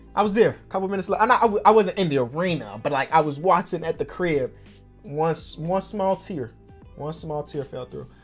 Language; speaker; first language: English; native; English